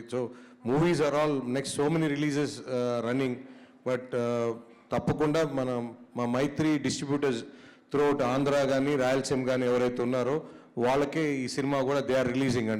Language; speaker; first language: Telugu; native; Telugu